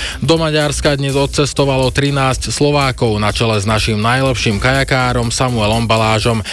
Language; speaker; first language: Slovak; native; Slovak